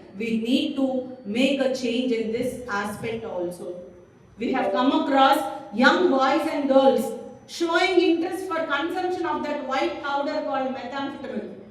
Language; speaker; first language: English; non-native, local second language; Telugu